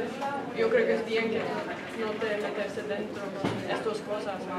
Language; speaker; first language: Spanish; non-native, learner; Norwegian